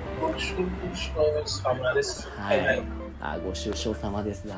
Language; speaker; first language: Japanese; non-native, learner; English